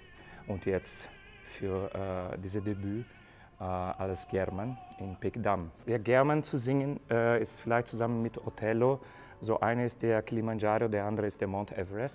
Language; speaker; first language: German; non-native, fluent; Portuguese